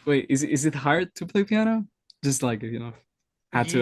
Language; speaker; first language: English; non-native, fluent; Spanish